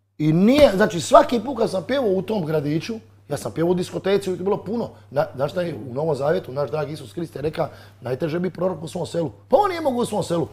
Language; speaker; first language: Croatian; native; Croatian